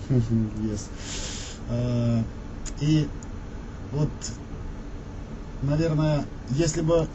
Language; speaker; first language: Russian; native; Russian